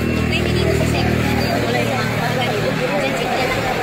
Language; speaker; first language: Filipino; native; Filipino